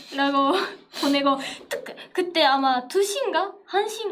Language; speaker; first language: Korean; non-native, fluent; Japanese